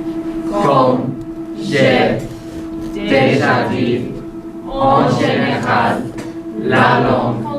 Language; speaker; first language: French; non-native, learner; English